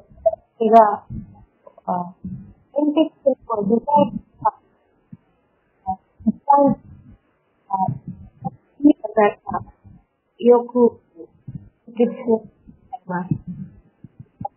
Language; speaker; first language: Japanese; non-native, learner; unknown